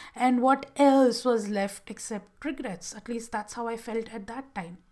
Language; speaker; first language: English; non-native, local second language; Gujarati